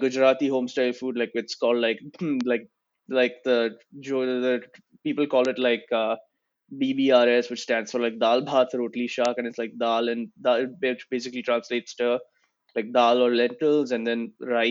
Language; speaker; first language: English; non-native, local second language; Gujarati